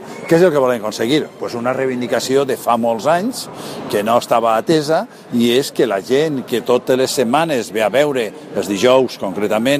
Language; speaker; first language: Catalan; native; Catalan